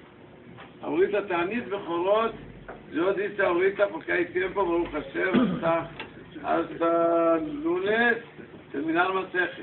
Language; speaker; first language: Spanish; non-native, fluent; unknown